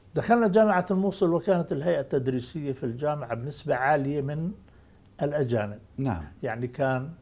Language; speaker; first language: Arabic; native; Arabic